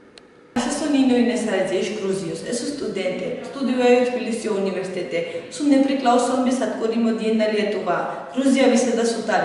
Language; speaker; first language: Lithuanian; non-native, learner; Georgian